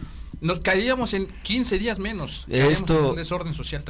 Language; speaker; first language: Spanish; native; Spanish